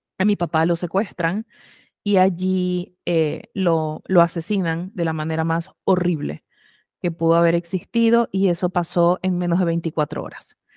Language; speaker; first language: Spanish; native; Spanish